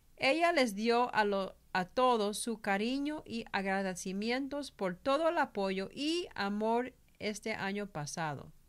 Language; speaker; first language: Spanish; early bilingual, heritage; Spanish